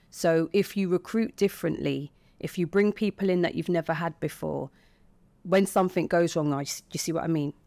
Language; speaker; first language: English; native; English